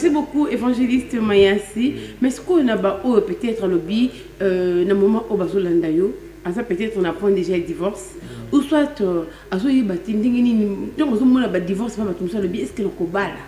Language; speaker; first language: French; non-native, local second language; Lingala